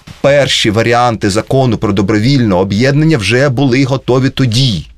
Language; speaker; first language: Ukrainian; native; Ukrainian